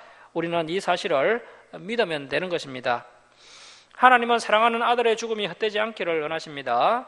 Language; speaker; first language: Korean; native; Korean